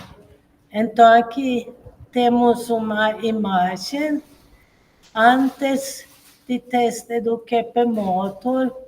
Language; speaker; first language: Portuguese; non-native, fluent; Swedish